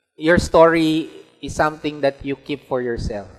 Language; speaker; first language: English; non-native, local second language; Filipino